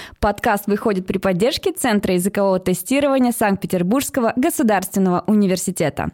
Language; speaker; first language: Russian; native; Russian